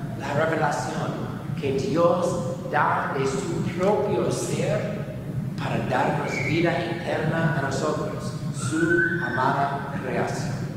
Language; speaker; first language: Spanish; non-native, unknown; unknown